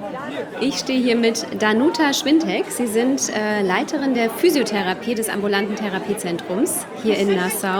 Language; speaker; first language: German; native; German